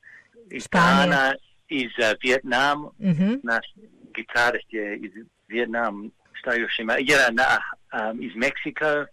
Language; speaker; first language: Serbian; early bilingual, heritage; Serbian